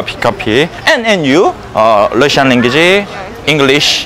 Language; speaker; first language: English; non-native, learner; Korean